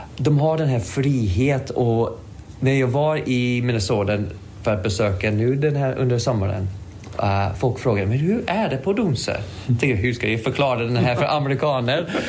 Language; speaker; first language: Swedish; non-native, fluent; English